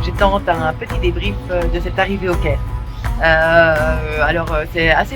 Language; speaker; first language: French; native; French